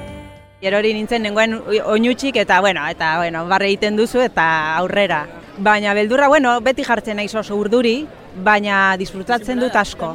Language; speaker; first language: Basque; non-native, local second language; Spanish